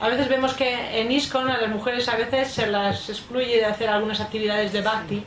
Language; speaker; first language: Spanish; native; Spanish